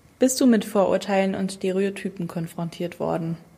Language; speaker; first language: German; native; German